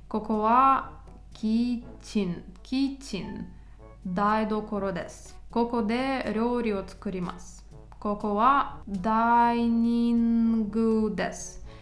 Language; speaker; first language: Japanese; non-native, learner; Ukrainian